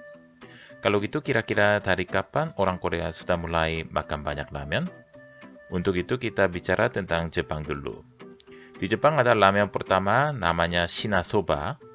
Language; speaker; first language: Indonesian; non-native, fluent; Korean